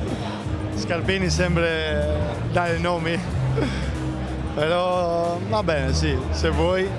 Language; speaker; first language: Italian; non-native, learner; Greek